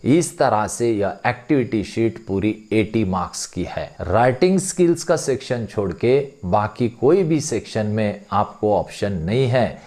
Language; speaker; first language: Hindi; non-native, local second language; Marathi